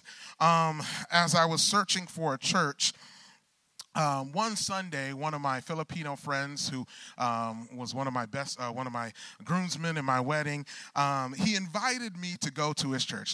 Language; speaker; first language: English; native; English